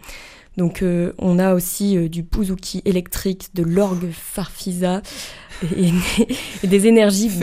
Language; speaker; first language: French; native; French